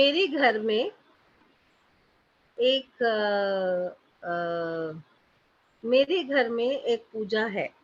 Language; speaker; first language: Hindi; native; Hindi